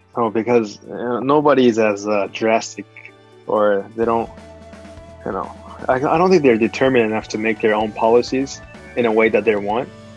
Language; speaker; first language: English; non-native, fluent; Japanese